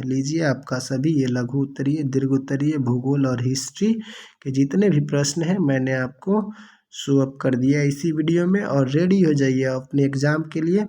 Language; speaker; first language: Hindi; non-native, local second language; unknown